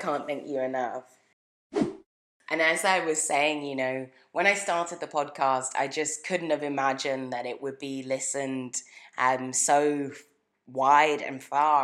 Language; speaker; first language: English; native; English